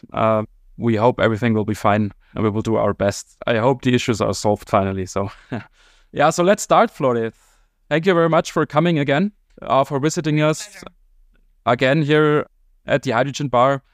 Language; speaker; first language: English; non-native, fluent; German